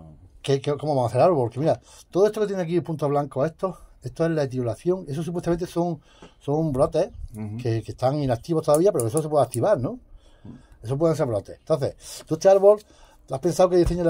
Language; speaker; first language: Spanish; native; Spanish